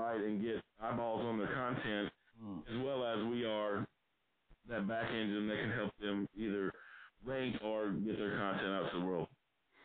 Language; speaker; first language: English; native; English